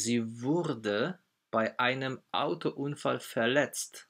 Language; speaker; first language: German; non-native, fluent; Polish